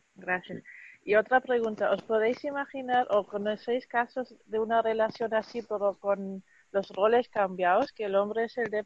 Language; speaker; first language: Spanish; non-native, fluent; German